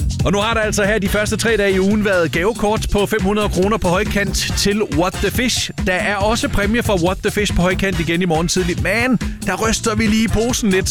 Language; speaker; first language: Danish; native; Danish